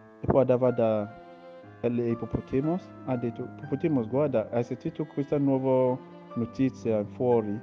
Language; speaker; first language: Italian; non-native, learner; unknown